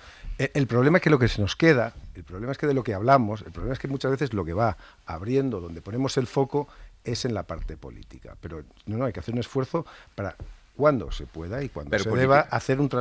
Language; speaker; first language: Spanish; native; Spanish